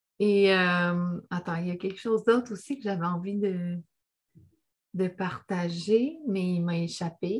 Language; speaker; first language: French; native; French